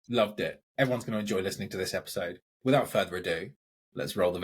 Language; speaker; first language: English; native; English